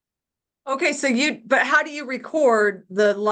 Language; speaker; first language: English; native; English